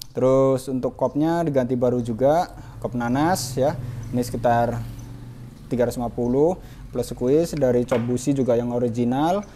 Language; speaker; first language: Indonesian; native; Indonesian